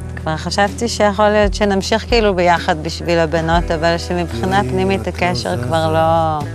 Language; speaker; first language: Hebrew; native; Hebrew